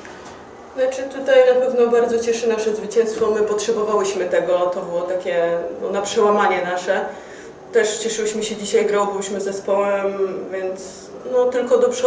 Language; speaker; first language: Polish; native; Polish